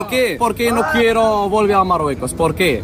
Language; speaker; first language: Spanish; non-native, learner; Arabic